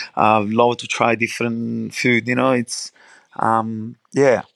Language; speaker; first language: English; non-native, fluent; Italian